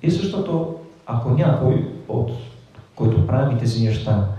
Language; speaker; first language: Bulgarian; non-native, fluent; Polish